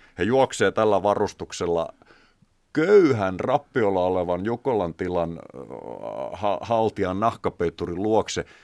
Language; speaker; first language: Finnish; native; Finnish